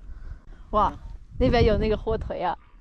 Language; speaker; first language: Chinese; non-native, fluent; English